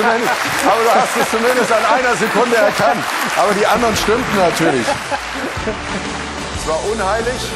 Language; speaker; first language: German; native; German